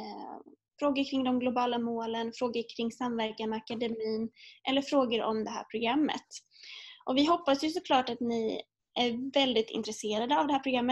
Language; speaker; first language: Swedish; native; Swedish